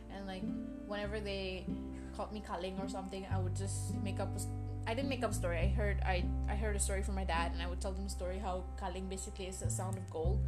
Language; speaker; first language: English; early bilingual, other home language; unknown